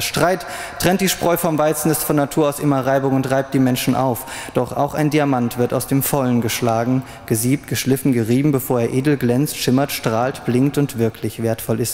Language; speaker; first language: German; native; German